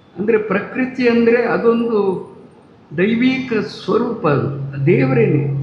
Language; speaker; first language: Kannada; non-native, local second language; Tulu